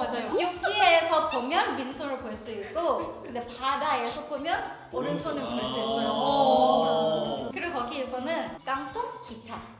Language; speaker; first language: Korean; non-native, fluent; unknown